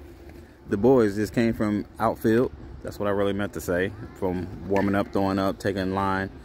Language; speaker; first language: English; native; English